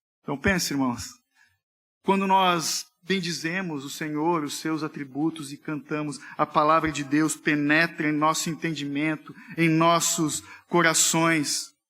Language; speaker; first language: Portuguese; native; Portuguese